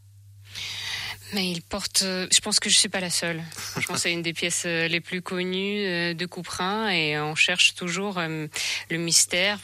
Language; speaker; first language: French; non-native, fluent; Russian